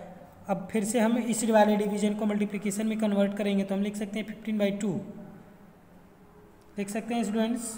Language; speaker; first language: Hindi; native; Hindi